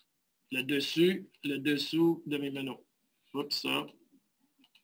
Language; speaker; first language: French; native; French